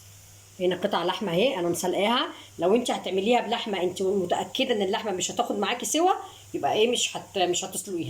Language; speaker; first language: Arabic; native; Arabic